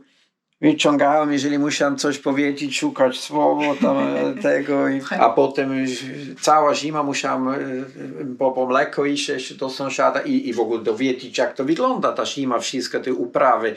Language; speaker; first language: Polish; non-native, fluent; Swiss German